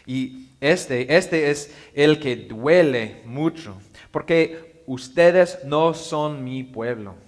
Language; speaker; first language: Spanish; non-native, learner; English